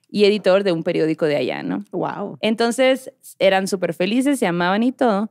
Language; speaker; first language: Spanish; native; Spanish